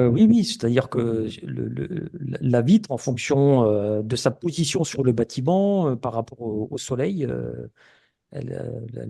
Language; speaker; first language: French; native; French